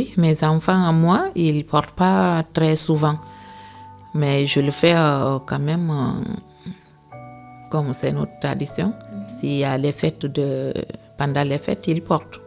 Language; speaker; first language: French; non-native, local second language; Fula